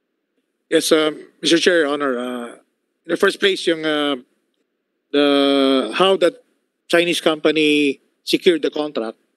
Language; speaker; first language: English; non-native, local second language; Filipino